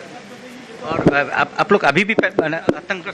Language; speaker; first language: Hindi; non-native, local second language; Bangla